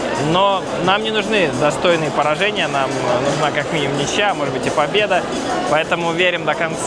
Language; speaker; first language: Russian; native; Russian